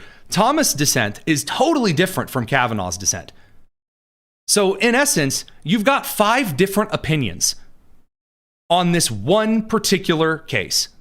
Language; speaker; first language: English; native; English